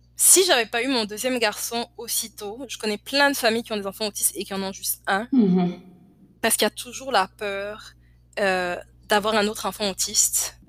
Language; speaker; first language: French; native; French